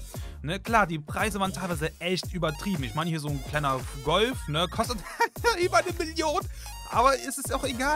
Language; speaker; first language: German; native; German